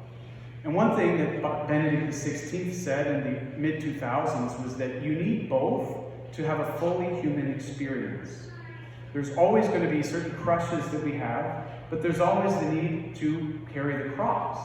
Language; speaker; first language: English; native; English